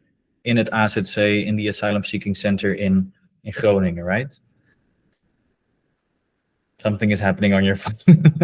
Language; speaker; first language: English; non-native, fluent; Dutch